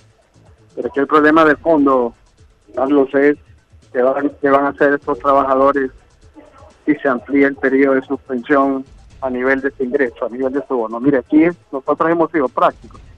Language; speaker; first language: Spanish; native; Spanish